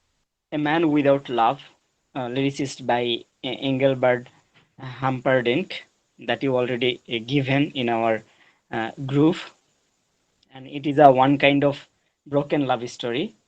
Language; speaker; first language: English; non-native, learner; Bangla